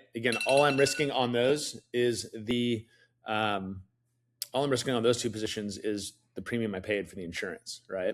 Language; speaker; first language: English; native; English